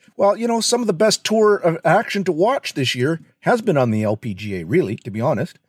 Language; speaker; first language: English; native; English